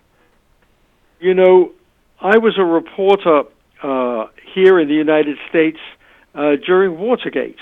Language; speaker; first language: English; native; English